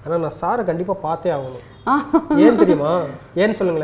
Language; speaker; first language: Tamil; native; Tamil